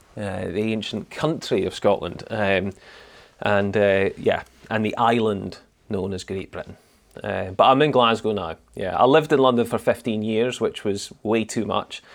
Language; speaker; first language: English; native; English